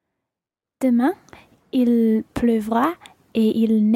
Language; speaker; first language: French; non-native, learner; English